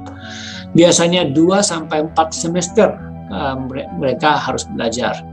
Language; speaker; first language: Indonesian; non-native, fluent; Japanese